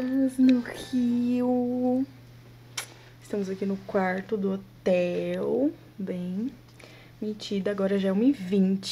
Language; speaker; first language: Portuguese; native; Portuguese